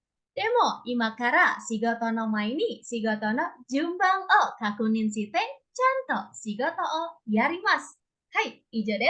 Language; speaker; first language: Japanese; non-native, learner; Indonesian